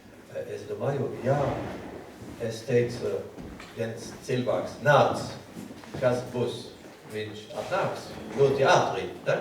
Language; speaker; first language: Latvian; non-native, learner; French